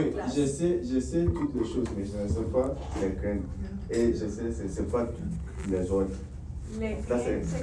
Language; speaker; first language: French; non-native, learner; Ukrainian